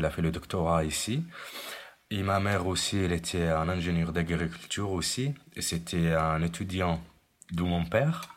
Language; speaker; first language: French; non-native, fluent; Arabic